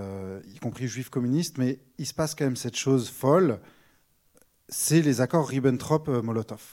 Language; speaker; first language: French; native; French